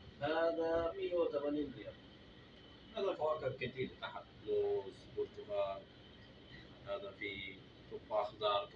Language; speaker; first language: Arabic; non-native, learner; Bangla